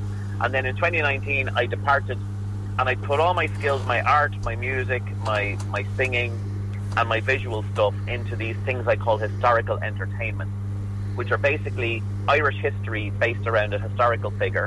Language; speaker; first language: English; native; English